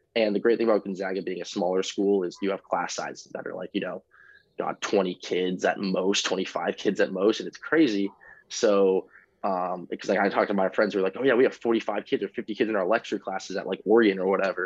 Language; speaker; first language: English; native; English